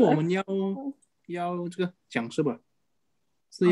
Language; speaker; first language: Chinese; non-native, fluent; Indonesian